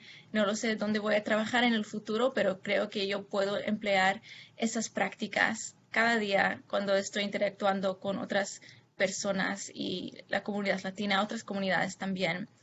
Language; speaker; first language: Spanish; non-native, fluent; English